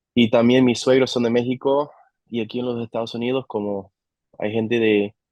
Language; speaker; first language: Spanish; non-native, fluent; English